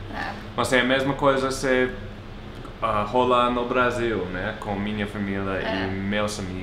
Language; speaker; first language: Portuguese; non-native, fluent; English